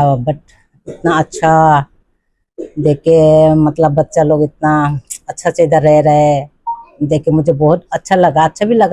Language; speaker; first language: Hindi; non-native, local second language; Kok Borok